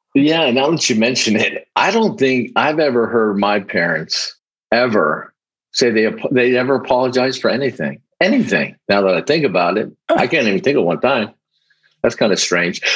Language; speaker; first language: English; early bilingual, other home language; Polish